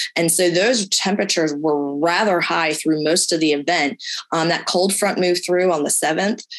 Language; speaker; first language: English; native; English